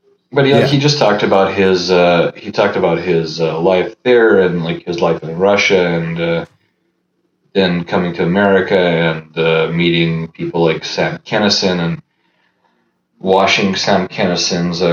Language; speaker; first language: English; early bilingual, other home language; Russian